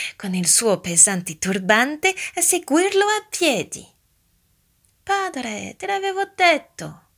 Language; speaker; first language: Italian; early bilingual, heritage; Italian